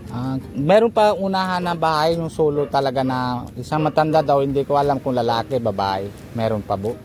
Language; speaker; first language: Filipino; non-native, local second language; Bikol